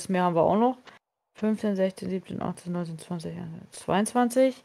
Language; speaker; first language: German; native; German